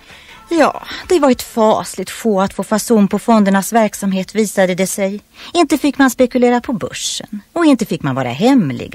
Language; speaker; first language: Swedish; native; Swedish